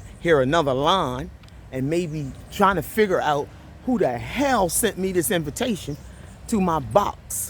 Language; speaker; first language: English; native; English